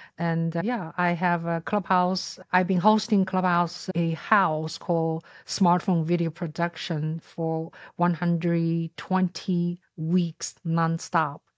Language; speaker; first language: English; non-native, fluent; Chinese